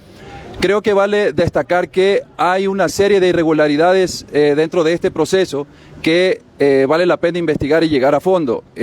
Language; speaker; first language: Spanish; native; Spanish